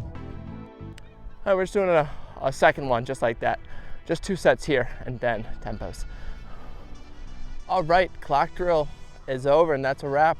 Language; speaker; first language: English; native; English